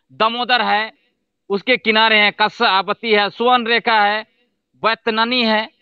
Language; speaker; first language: Hindi; non-native, local second language; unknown